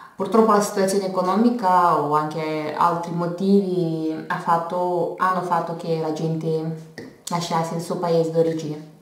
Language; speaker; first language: Italian; non-native, fluent; Romanian